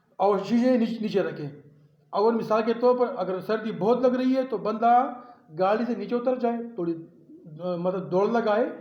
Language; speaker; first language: Urdu; non-native, local second language; Pashto